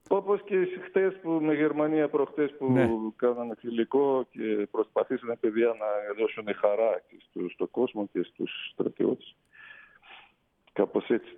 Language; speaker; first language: Greek; non-native, fluent; Russian